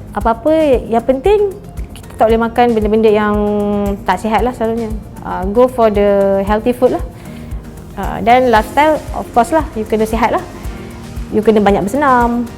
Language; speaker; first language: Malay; native; Malay